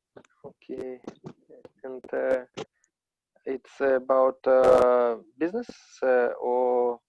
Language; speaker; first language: English; non-native, learner; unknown